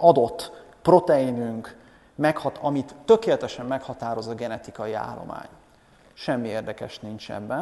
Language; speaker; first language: Hungarian; native; Hungarian